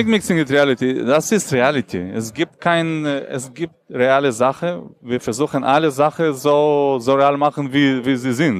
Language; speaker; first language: German; non-native, learner; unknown